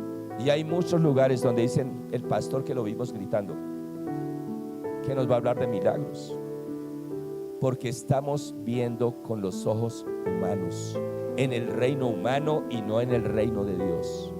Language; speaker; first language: Spanish; native; Spanish